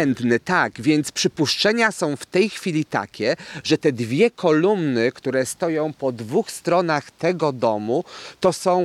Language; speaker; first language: Polish; native; Polish